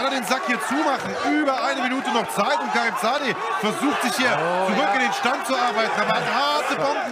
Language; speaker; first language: German; native; German